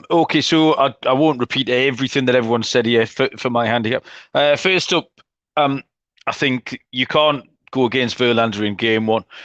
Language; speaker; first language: English; native; English